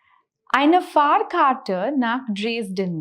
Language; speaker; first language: German; non-native, fluent; English